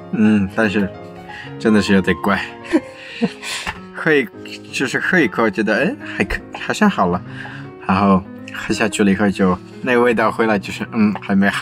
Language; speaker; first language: Chinese; non-native, fluent; Slovak